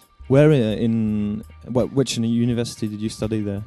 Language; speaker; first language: English; non-native, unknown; French